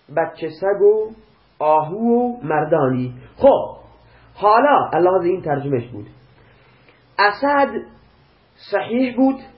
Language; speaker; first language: Persian; non-native, local second language; Baluchi